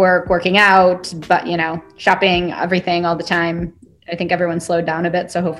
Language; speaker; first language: English; native; English